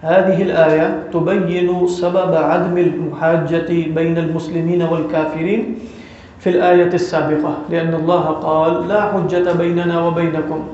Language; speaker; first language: Arabic; non-native, fluent; Urdu